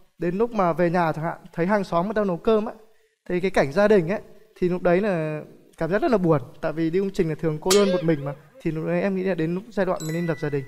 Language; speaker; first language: Vietnamese; native; Vietnamese